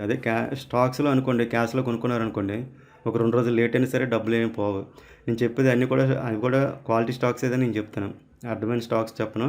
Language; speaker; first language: Telugu; native; Telugu